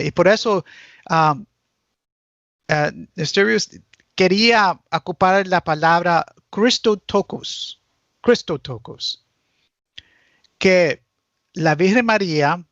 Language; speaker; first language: Spanish; early bilingual, heritage; Spanish